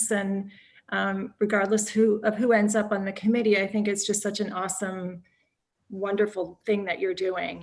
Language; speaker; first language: English; native; English